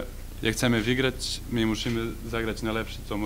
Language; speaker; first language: Polish; non-native, learner; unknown